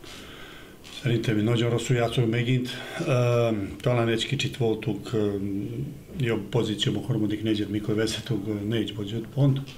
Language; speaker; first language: Hungarian; non-native, learner; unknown